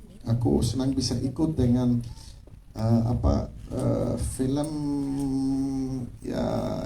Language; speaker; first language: Indonesian; non-native, fluent; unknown